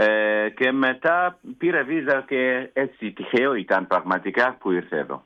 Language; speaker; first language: Greek; non-native, learner; Kurdish